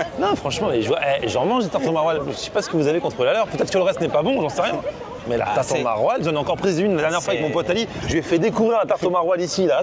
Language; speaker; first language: French; native; French